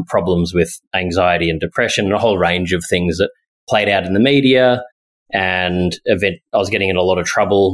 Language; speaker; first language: English; native; English